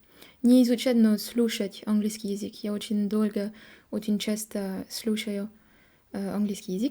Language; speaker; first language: Russian; non-native, learner; French